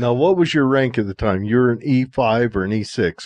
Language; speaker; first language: English; native; English